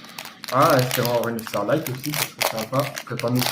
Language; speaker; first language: French; native; French